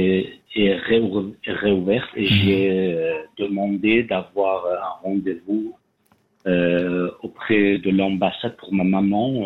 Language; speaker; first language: French; non-native, learner; Persian